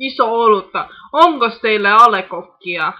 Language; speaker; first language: Finnish; non-native, learner; Estonian